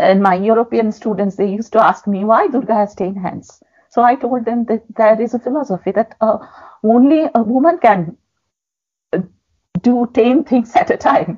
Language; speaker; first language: English; non-native, local second language; Bangla